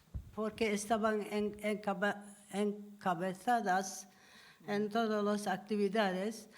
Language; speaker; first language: Spanish; non-native, learner; Turkish